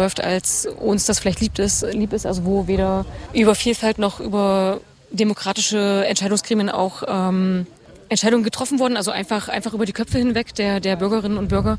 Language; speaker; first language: German; native; German